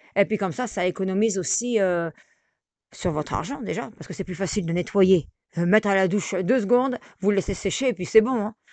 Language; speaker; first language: French; native; French